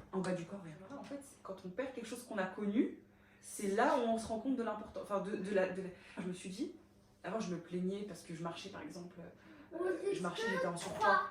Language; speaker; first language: French; native; French